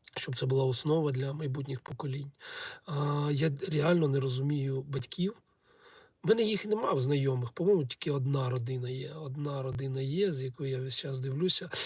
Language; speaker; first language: Ukrainian; non-native, local second language; Russian